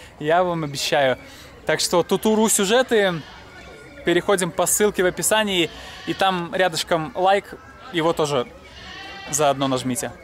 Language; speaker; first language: Russian; native; Russian